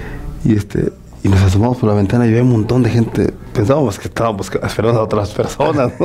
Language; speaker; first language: Spanish; native; Spanish